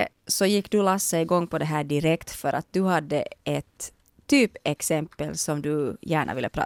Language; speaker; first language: Swedish; native; Swedish